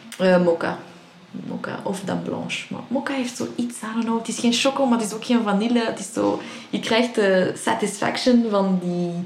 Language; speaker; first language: Dutch; early bilingual, other home language; Persian